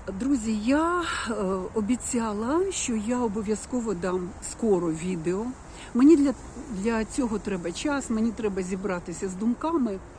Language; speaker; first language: Ukrainian; non-native, local second language; Russian